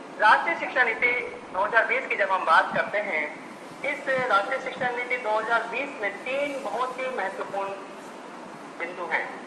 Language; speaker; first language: Hindi; native; Hindi